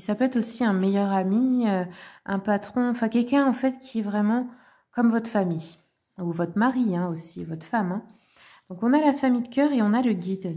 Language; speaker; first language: French; native; French